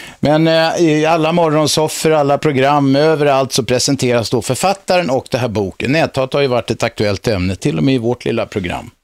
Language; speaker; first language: Swedish; native; Swedish